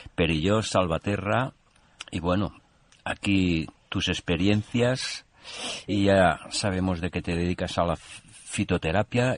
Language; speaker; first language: Spanish; non-native, local second language; Catalan